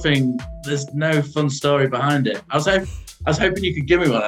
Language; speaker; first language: English; native; English